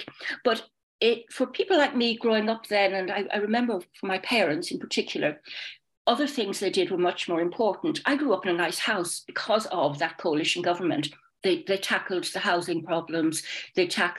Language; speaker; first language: English; native; English